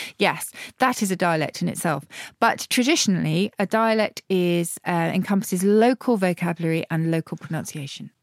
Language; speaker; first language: English; native; English